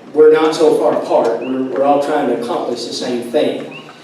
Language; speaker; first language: English; native; English